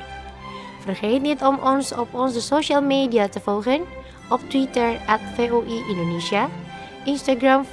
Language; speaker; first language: Dutch; non-native, fluent; Indonesian